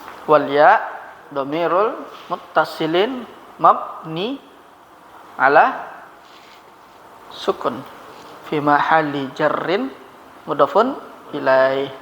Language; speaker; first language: Arabic; non-native, fluent; Indonesian